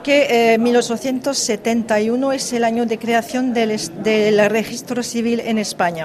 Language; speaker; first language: Spanish; early bilingual, heritage; French